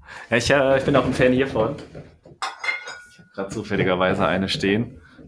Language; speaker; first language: German; native; German